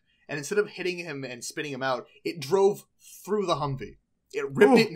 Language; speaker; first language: English; native; English